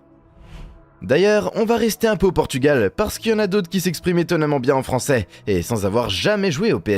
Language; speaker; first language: French; native; French